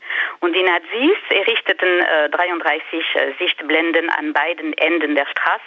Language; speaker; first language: German; non-native, fluent; French